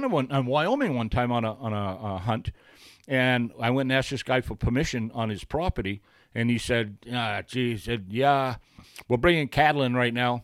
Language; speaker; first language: English; native; English